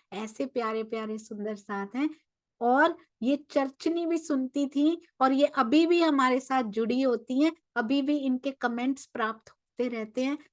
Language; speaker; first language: Hindi; native; Hindi